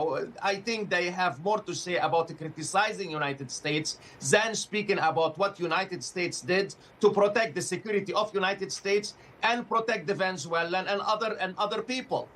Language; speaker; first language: English; non-native, fluent; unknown